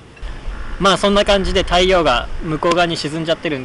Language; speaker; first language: Japanese; native; Japanese